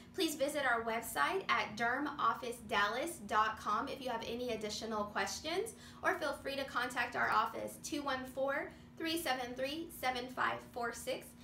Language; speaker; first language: English; native; English